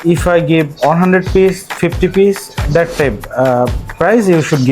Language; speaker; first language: English; non-native, learner; Bangla